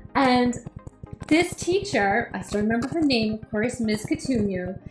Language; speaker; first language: English; native; English